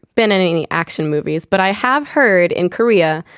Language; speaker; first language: English; native; English